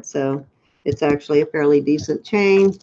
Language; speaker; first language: English; native; English